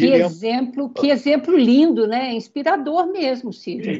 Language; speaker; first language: Portuguese; native; Portuguese